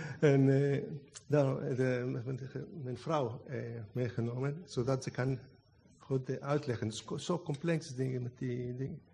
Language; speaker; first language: Dutch; non-native, learner; Hebrew